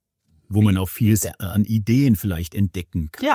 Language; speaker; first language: German; native; German